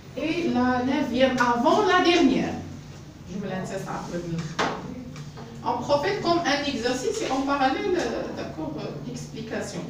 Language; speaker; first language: French; non-native, local second language; Arabic